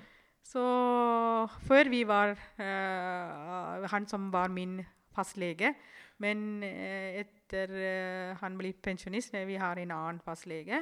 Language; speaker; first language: Norwegian; non-native, fluent; Tamil